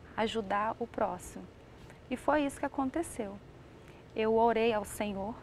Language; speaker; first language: Portuguese; native; Portuguese